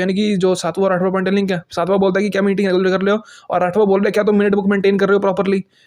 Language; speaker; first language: Hindi; native; Hindi